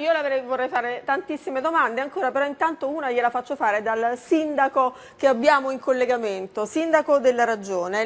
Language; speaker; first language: Italian; native; Italian